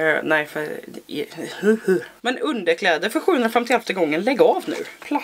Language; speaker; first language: Swedish; native; Swedish